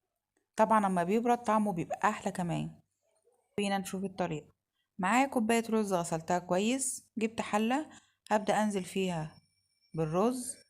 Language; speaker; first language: Arabic; native; Arabic